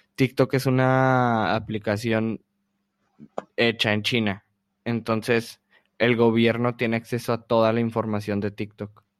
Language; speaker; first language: Spanish; native; Spanish